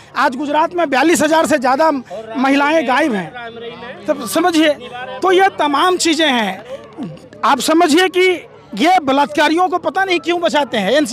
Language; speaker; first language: Hindi; native; Hindi